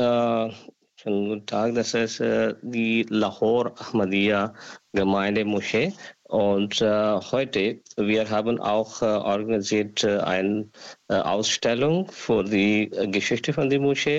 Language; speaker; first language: German; non-native, learner; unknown